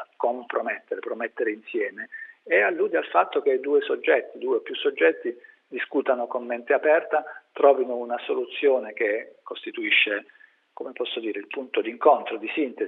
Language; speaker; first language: Italian; native; Italian